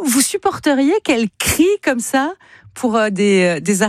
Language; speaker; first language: French; native; French